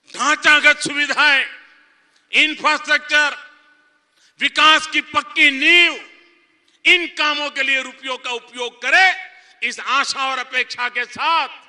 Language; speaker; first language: Hindi; non-native, local second language; Gujarati